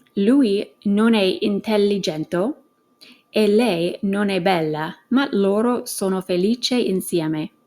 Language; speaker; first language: Italian; non-native, fluent; English